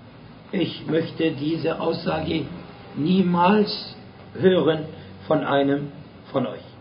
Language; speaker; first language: German; non-native, fluent; Arabic